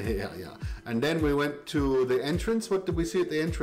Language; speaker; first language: English; native; English